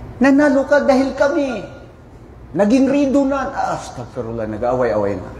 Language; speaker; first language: Filipino; non-native, local second language; Maranao